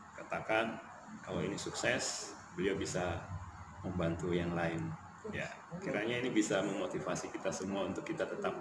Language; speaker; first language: Indonesian; non-native, local second language; Javanese